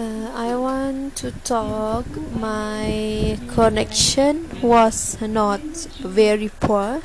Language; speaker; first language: English; non-native, learner; Malay